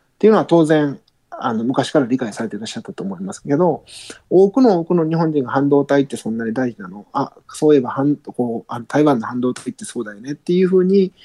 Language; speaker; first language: Japanese; native; Japanese